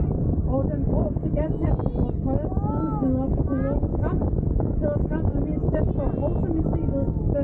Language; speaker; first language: Danish; native; Danish